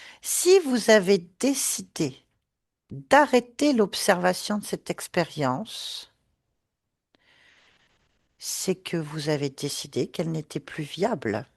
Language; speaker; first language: French; native; French